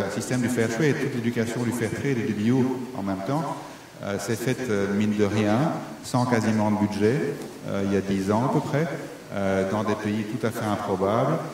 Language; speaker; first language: French; native; French